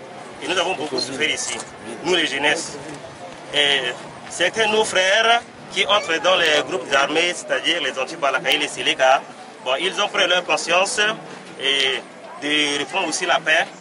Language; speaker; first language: French; non-native, local second language; Sango